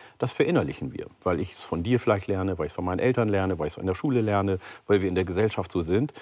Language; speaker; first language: German; early bilingual, other home language; Oromo